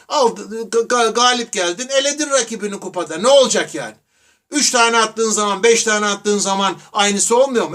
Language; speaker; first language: Turkish; native; Turkish